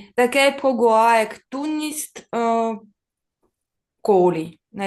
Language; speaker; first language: Estonian; non-native, learner; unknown